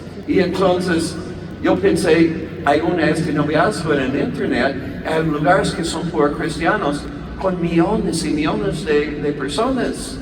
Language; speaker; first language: Spanish; non-native, learner; English